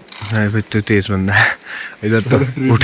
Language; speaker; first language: Hindi; native; Hindi